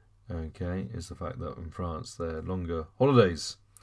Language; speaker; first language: English; native; English